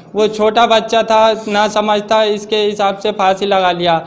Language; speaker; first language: Hindi; native; Hindi